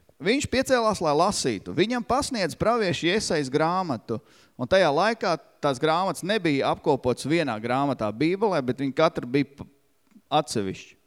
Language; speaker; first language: Latvian; native; Latvian